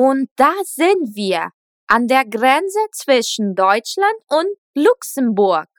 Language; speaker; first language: German; non-native, fluent; Portuguese